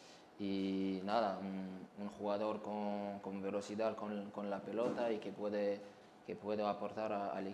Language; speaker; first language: Spanish; non-native, fluent; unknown